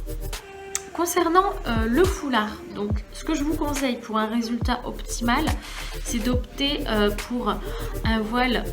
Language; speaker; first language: French; native; French